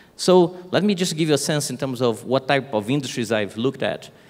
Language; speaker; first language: English; non-native, fluent; Portuguese